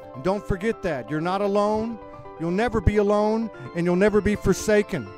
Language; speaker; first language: English; native; English